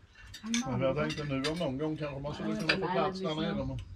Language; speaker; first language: Swedish; native; Swedish